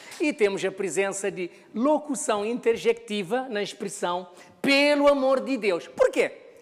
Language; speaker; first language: Portuguese; non-native, local second language; Kabuverdianu